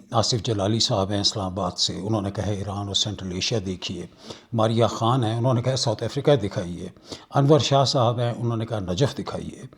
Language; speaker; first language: Urdu; native; Urdu